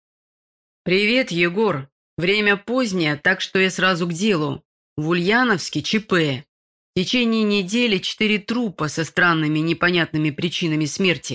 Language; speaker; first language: Russian; native; Russian